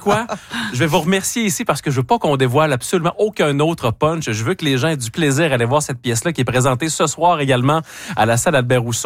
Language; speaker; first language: French; native; French